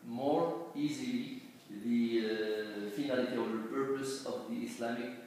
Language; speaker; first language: English; non-native, fluent; Arabic